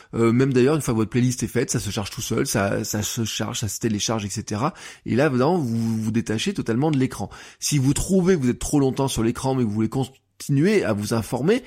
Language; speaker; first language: French; native; French